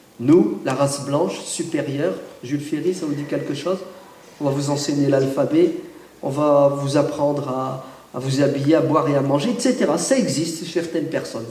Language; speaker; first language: French; early bilingual, other home language; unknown